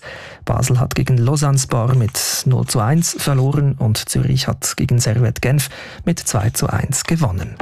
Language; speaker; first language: German; native; German